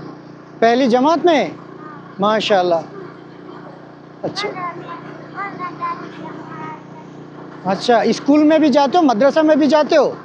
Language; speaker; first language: Hindi; non-native, learner; Bangla